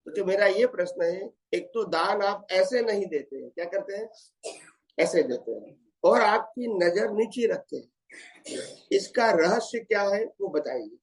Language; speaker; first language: Hindi; non-native, local second language; Gujarati